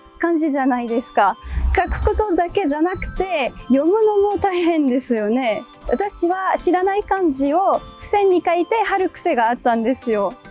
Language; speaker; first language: Japanese; non-native, fluent; French